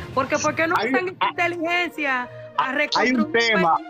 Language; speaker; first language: Spanish; native; Spanish